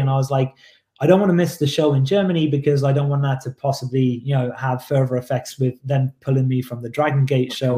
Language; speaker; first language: English; native; English